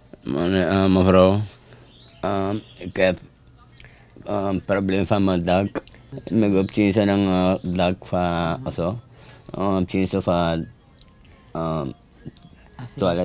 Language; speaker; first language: Dutch; non-native, local second language; Sranan Tongo